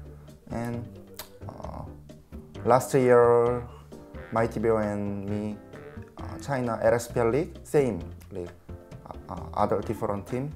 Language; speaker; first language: English; non-native, learner; Korean